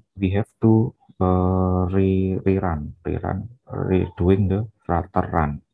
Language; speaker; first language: English; non-native, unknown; Indonesian